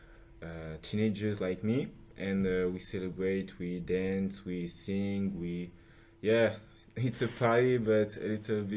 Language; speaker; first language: English; non-native, local second language; French